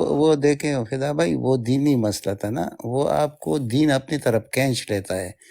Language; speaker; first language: Urdu; non-native, local second language; Pashto